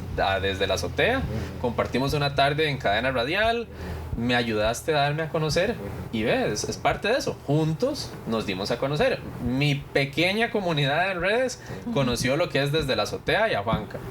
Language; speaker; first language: Spanish; native; Spanish